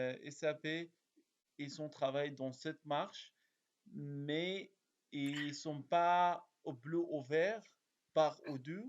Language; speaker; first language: French; non-native, learner; Arabic